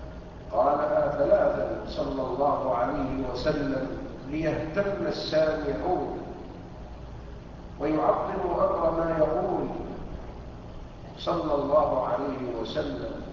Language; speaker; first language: Arabic; native; Arabic